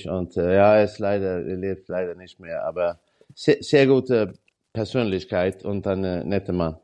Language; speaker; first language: German; non-native, learner; Swedish